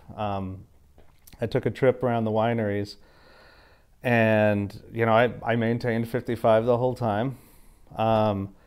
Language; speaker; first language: English; native; English